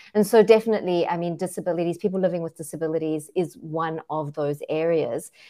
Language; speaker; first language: English; native; English